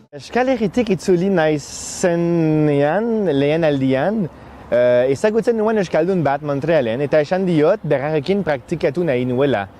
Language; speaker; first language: Basque; non-native, fluent; French